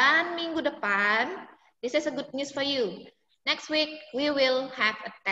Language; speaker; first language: English; non-native, fluent; Indonesian